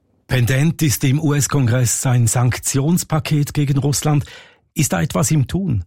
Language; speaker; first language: German; native; German